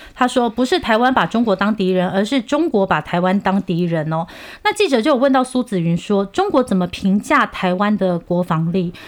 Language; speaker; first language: Chinese; non-native, fluent; Korean